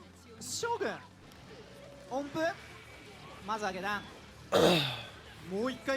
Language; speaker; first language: Japanese; native; Japanese